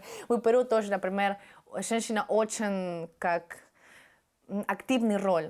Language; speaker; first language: Russian; non-native, fluent; Spanish